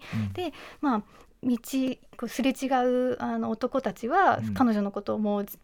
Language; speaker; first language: Japanese; native; Japanese